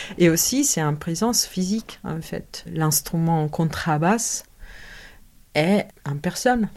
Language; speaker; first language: French; non-native, fluent; Italian